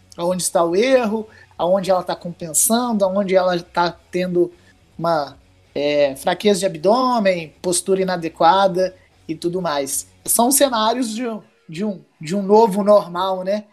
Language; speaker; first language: Portuguese; native; Portuguese